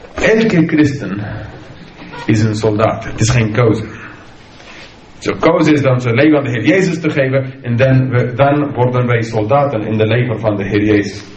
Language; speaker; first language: Dutch; non-native, fluent; English